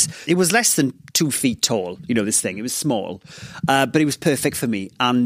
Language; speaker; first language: English; non-native, local second language; Welsh